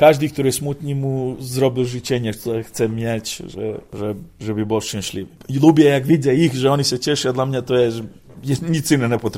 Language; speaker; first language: Polish; non-native, learner; Serbian